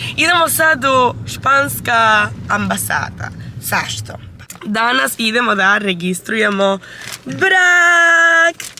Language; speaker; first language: Bosnian; early bilingual, heritage; Bosnian